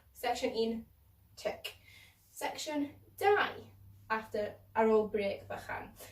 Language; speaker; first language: Welsh; non-native, local second language; English